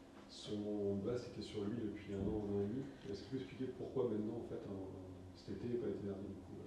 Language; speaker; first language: French; native; French